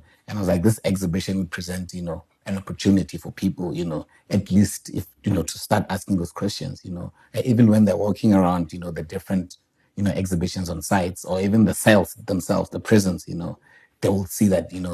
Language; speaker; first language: English; non-native, local second language; Northern Sotho